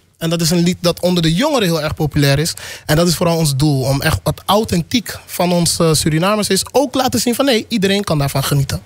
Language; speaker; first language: Dutch; native; Dutch